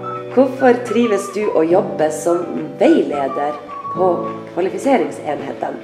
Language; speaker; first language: Norwegian; native; Norwegian